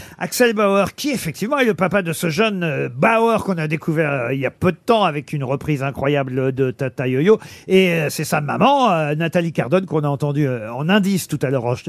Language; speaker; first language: French; native; French